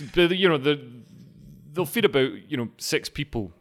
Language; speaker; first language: English; native; English